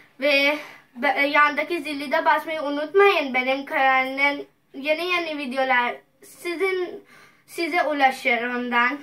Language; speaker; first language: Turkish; non-native, learner; Urdu